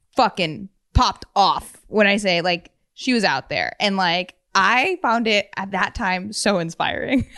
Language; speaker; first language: English; native; English